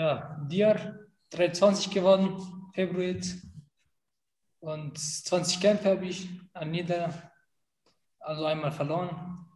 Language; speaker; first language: German; non-native, fluent; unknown